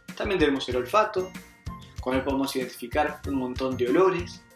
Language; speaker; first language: Spanish; native; Spanish